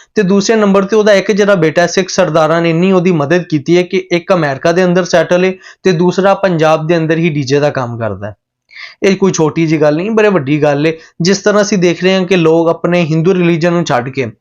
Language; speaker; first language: Punjabi; non-native, local second language; Bhojpuri